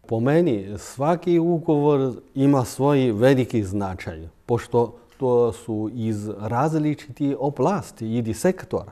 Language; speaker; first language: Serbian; non-native, fluent; Chinese